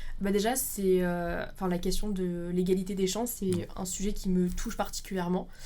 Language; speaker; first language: French; native; French